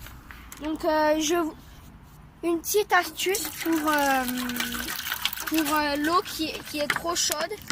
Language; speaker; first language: French; native; French